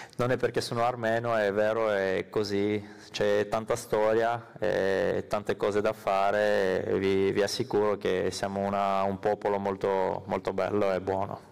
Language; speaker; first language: Italian; non-native, fluent; Armenian